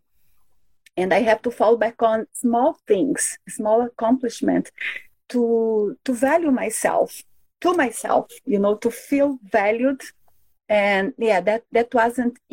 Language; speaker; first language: English; non-native, fluent; Portuguese